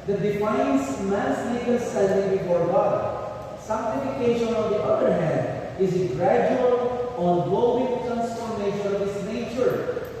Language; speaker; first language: English; non-native, local second language; Filipino